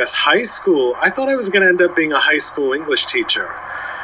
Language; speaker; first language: English; native; English